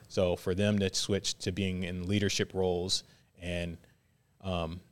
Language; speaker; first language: English; native; English